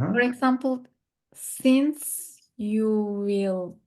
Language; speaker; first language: English; non-native, learner; Turkish